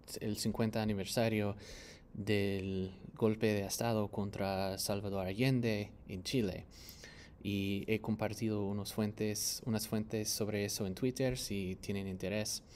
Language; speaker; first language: Spanish; non-native, fluent; English